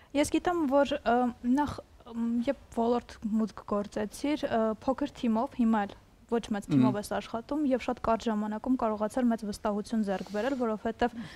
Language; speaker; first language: Armenian; native; Armenian